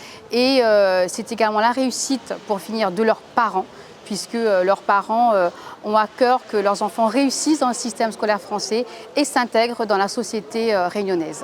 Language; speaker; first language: French; native; French